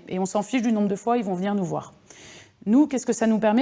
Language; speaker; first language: French; native; French